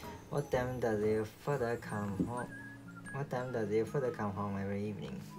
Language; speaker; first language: English; non-native, learner; Japanese